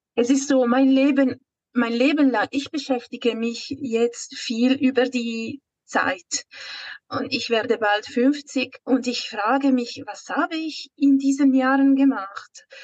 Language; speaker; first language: German; non-native, local second language; Italian